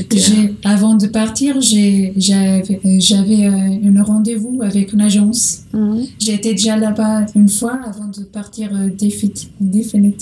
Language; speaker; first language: French; non-native, learner; Portuguese